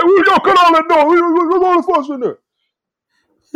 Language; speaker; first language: English; native; English